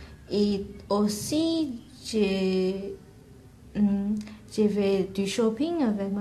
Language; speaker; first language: French; non-native, learner; English